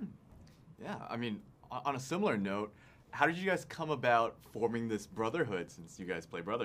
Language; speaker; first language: English; native; English